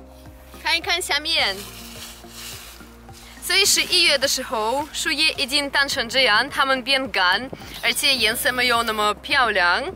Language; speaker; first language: Chinese; non-native, fluent; Russian